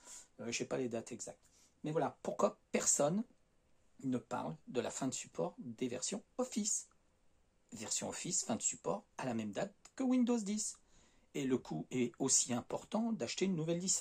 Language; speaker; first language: French; native; French